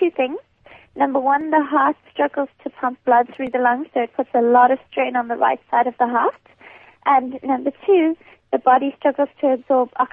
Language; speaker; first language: English; native; English